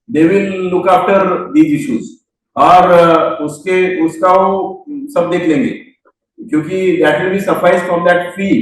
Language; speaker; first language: Hindi; non-native, local second language; Marathi